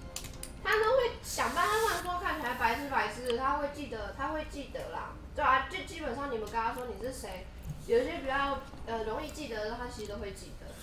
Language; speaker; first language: Chinese; native; Chinese